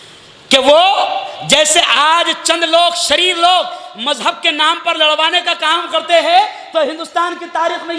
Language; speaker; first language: Urdu; native; Urdu